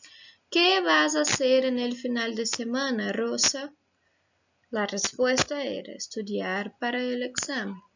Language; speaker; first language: Spanish; non-native, fluent; Portuguese